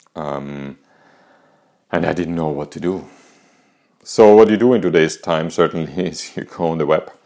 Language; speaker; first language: English; non-native, fluent; German